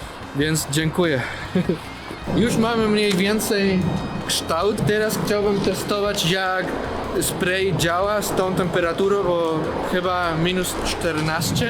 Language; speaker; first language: Polish; non-native, learner; Spanish